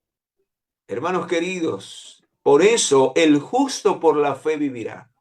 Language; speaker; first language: Spanish; native; Spanish